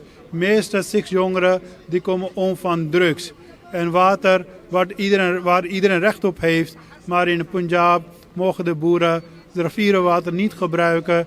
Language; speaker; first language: Dutch; non-native, fluent; Punjabi